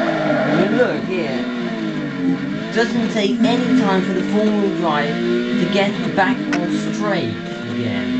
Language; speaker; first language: English; non-native, fluent; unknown